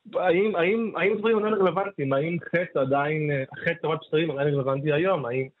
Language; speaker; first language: Hebrew; native; Hebrew